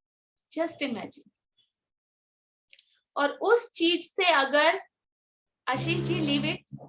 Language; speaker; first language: Hindi; native; Hindi